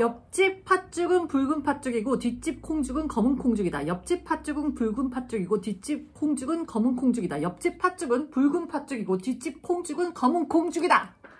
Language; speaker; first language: Korean; native; Korean